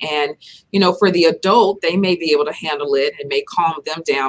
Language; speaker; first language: English; native; English